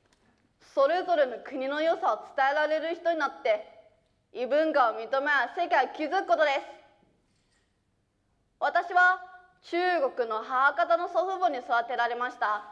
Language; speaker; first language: Japanese; early bilingual, other home language; Chinese